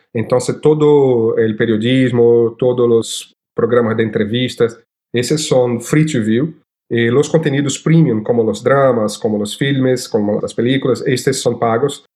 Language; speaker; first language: Portuguese; native; Portuguese